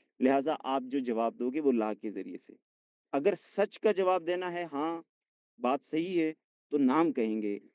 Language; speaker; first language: Urdu; non-native, local second language; Punjabi